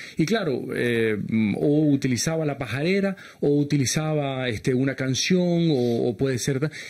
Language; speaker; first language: Spanish; early bilingual, heritage; Spanish